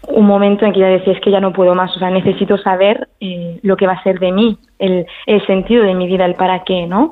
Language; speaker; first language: Spanish; early bilingual, heritage; Spanish